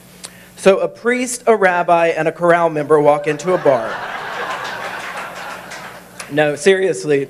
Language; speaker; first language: English; native; English